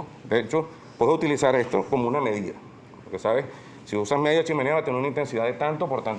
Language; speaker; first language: Spanish; native; Spanish